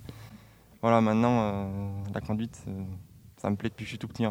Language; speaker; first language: French; native; French